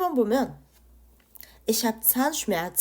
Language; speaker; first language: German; non-native, fluent; Korean